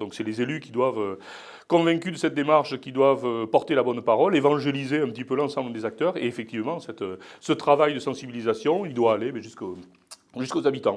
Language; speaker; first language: French; native; French